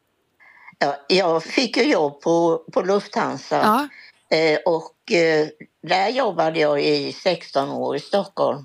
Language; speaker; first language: Swedish; native; Swedish